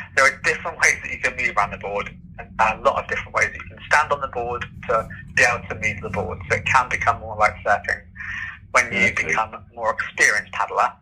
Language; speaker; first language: English; native; English